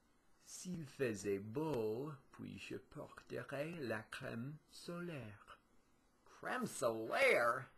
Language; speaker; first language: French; non-native, learner; English